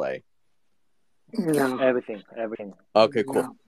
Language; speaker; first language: English; non-native, learner; Japanese